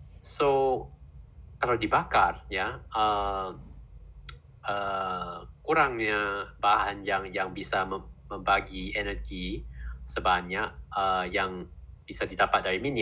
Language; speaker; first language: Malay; non-native, fluent; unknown